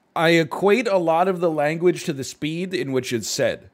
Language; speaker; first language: English; native; English